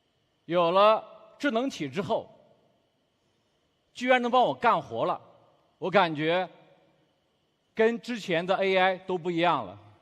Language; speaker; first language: Chinese; native; Chinese